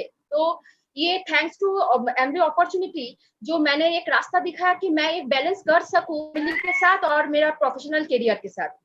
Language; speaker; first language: Hindi; non-native, local second language; Bangla